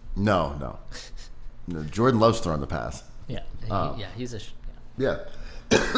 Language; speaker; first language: English; native; English